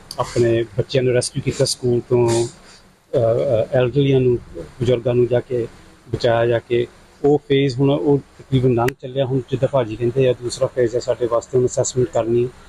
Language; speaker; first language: Punjabi; early bilingual, heritage; Punjabi